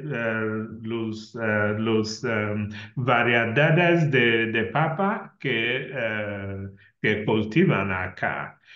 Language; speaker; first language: Spanish; non-native, learner; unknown